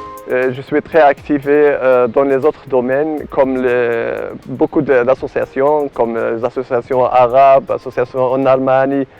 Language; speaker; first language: French; non-native, learner; Arabic